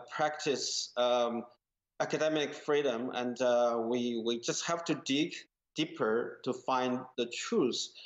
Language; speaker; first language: English; non-native, fluent; Chinese